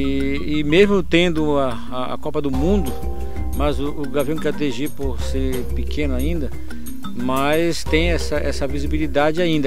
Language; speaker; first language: Portuguese; native; Portuguese